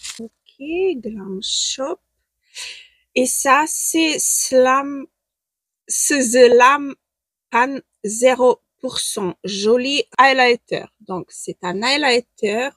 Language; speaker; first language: French; non-native, fluent; Ukrainian